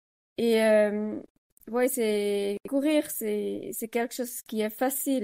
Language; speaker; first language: French; non-native, learner; Swiss German